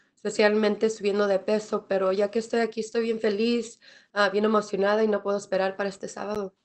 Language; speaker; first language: Spanish; early bilingual, other home language; English